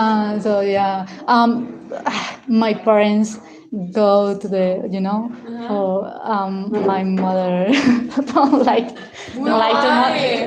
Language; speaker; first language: English; non-native, learner; Spanish